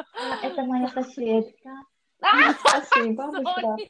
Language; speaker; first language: Russian; non-native, learner; Korean